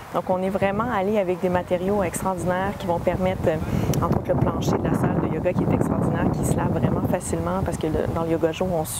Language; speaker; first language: French; native; French